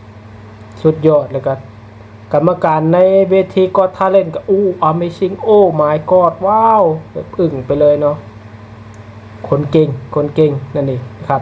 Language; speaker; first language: Thai; non-native, local second language; Lao